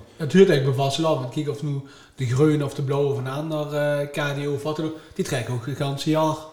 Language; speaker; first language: Dutch; native; Dutch